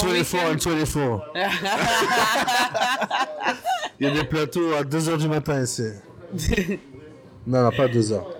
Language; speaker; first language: French; native; French